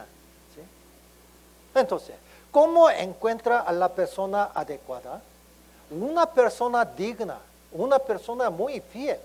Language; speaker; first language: Spanish; non-native, learner; Korean